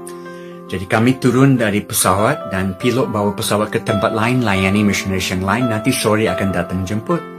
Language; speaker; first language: Indonesian; non-native, fluent; English